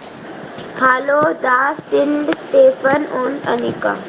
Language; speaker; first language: German; non-native, learner; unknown